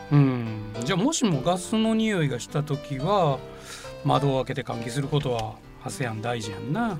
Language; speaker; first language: Japanese; native; Japanese